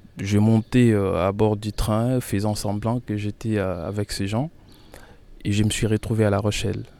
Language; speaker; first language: French; non-native, local second language; Lingala